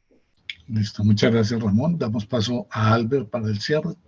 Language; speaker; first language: Spanish; native; Spanish